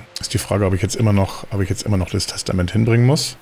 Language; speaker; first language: German; native; German